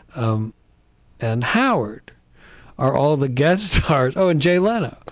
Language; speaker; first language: English; native; English